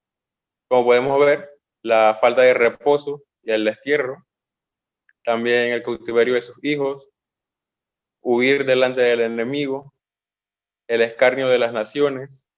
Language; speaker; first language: Spanish; native; Spanish